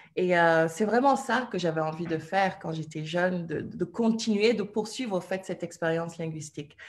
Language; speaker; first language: French; non-native, local second language; Wolof